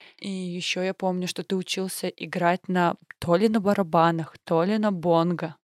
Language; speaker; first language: Russian; native; Russian